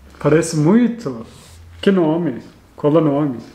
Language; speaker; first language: Portuguese; non-native, learner; Turkish